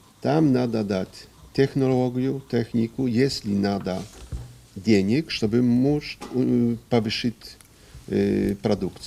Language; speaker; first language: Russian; non-native, learner; Polish